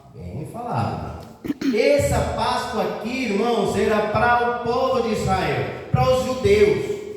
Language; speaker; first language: Portuguese; non-native, fluent; Spanish